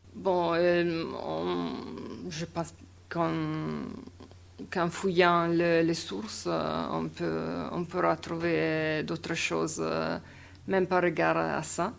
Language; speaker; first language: French; non-native, fluent; Italian